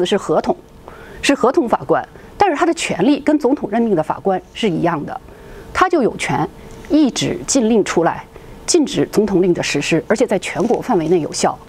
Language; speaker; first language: Chinese; native; Chinese